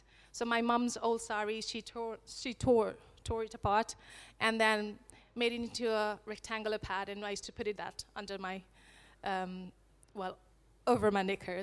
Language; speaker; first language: English; non-native, local second language; Nepali